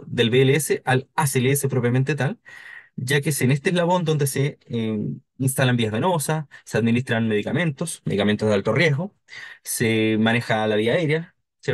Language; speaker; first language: Spanish; native; Spanish